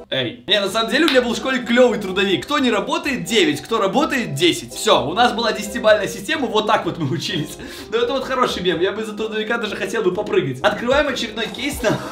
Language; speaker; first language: Russian; native; Russian